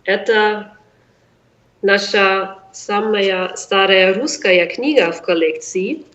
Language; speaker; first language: Russian; non-native, fluent; German